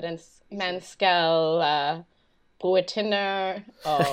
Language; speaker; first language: Danish; non-native, learner; English